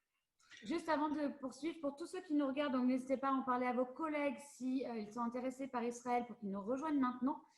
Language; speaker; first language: French; native; French